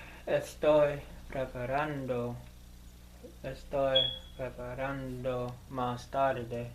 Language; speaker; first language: Spanish; non-native, learner; English